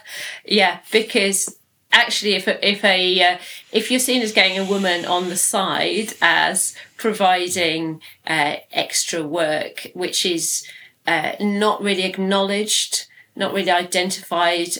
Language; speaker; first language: English; native; English